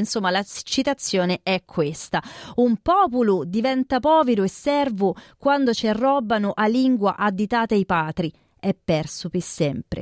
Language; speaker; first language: Italian; native; Italian